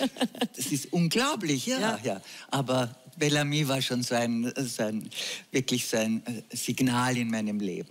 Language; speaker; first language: German; native; German